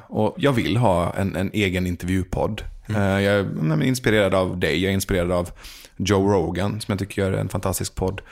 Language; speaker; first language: Swedish; early bilingual, other home language; Persian